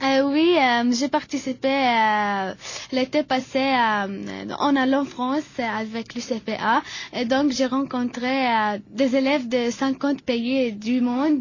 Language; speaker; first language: French; non-native, learner; Arabic